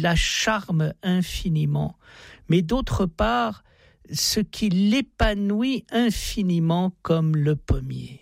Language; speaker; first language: French; native; French